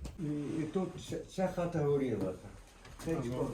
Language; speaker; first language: Ukrainian; native; Ukrainian